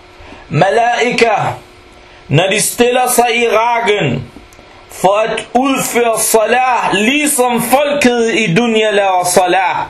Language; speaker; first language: Danish; non-native, fluent; Arabic